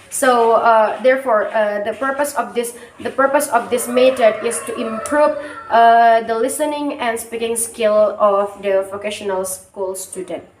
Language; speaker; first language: English; non-native, learner; Indonesian